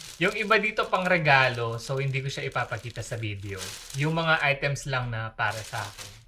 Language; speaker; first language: Filipino; native; Filipino